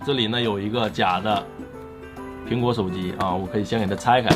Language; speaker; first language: Chinese; native; Chinese